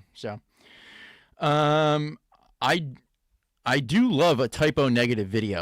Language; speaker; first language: English; native; English